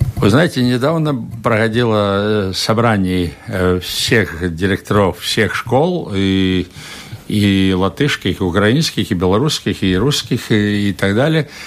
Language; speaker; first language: Russian; non-native, local second language; Latvian